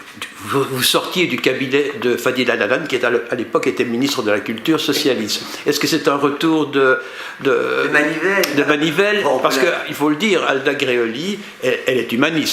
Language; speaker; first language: French; native; French